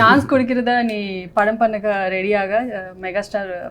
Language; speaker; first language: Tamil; non-native, learner; Telugu